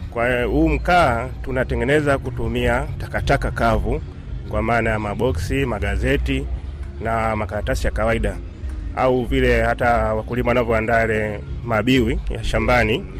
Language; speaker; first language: Swahili; native; Swahili